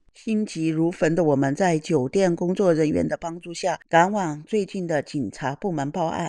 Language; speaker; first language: Chinese; native; Chinese